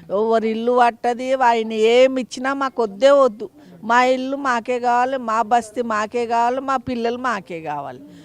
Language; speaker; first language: Telugu; native; Telugu